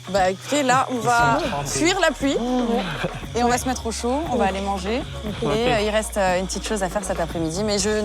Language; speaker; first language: French; native; French